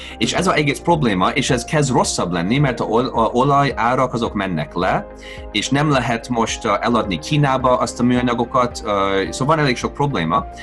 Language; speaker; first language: Hungarian; early bilingual, heritage; Hungarian